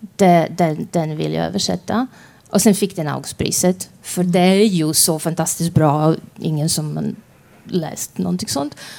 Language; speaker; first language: Swedish; non-native, fluent; Croatian